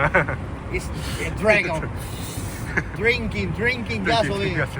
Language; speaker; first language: English; non-native, fluent; Spanish